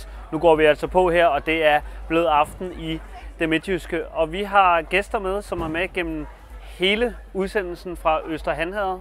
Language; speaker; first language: Danish; native; Danish